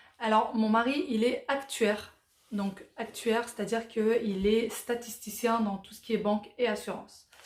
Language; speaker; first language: French; early bilingual, other home language; Arabic